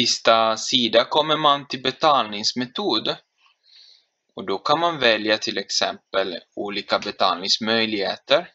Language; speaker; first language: Swedish; non-native, fluent; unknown